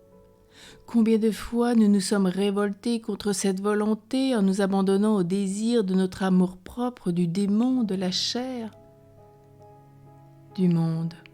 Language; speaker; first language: French; native; French